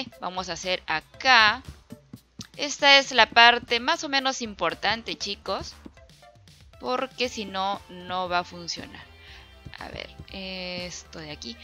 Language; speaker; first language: Spanish; native; Spanish